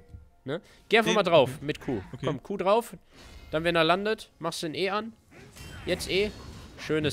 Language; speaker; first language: German; native; German